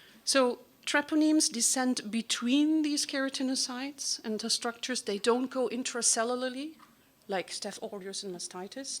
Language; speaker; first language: English; non-native, fluent; German